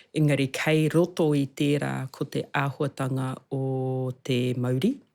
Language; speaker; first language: Māori; non-native, local second language; English